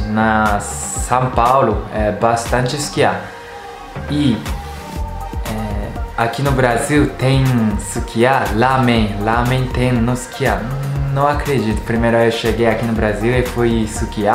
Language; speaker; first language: Portuguese; non-native, learner; Japanese